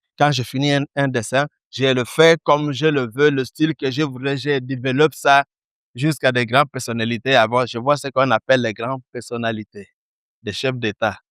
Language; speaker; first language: French; early bilingual, other home language; Igbo